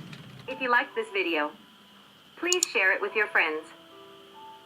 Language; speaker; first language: English; non-native, local second language; Nepali